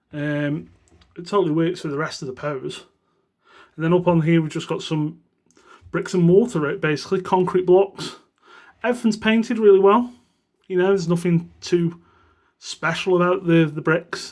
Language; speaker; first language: English; native; English